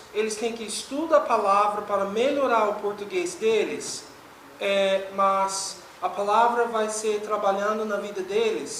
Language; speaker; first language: Portuguese; non-native, fluent; English